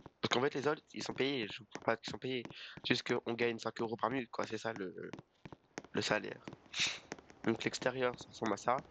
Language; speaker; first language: French; native; French